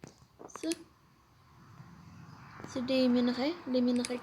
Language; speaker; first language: French; native; French